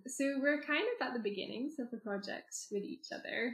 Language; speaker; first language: English; native; English